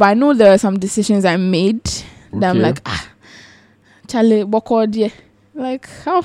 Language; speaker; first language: English; non-native, local second language; Akan